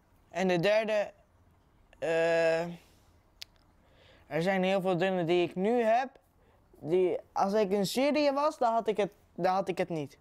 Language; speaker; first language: Dutch; early bilingual, other home language; Arabic